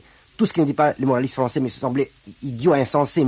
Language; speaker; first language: French; non-native, fluent; Romanian